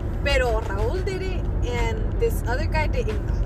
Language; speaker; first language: English; early bilingual, other home language; Spanish